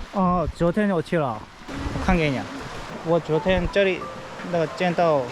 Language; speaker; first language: Chinese; non-native, learner; Korean